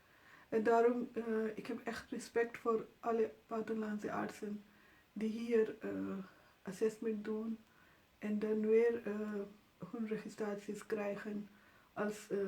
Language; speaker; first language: Dutch; non-native, fluent; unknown